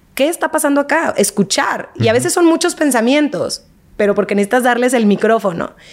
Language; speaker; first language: Spanish; native; Spanish